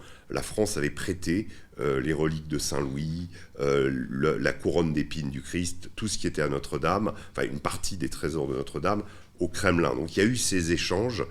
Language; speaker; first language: French; native; French